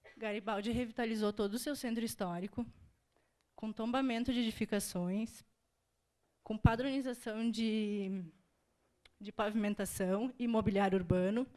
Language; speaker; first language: Portuguese; native; Portuguese